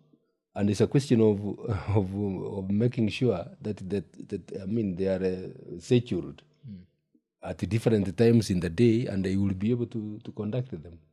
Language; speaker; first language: English; non-native, local second language; Gusii